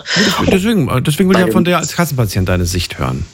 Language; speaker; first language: German; native; German